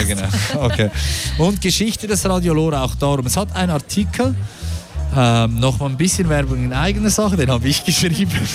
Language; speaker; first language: German; native; German